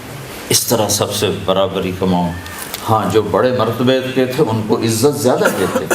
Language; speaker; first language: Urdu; non-native, local second language; Punjabi